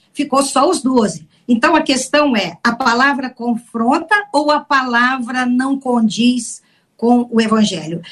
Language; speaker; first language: Portuguese; native; Portuguese